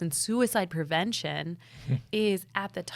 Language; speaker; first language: English; native; English